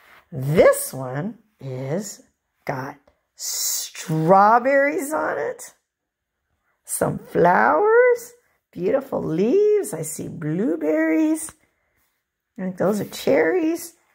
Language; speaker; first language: English; native; English